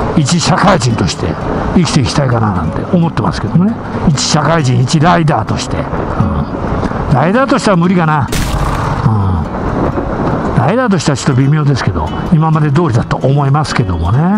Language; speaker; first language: Japanese; native; Japanese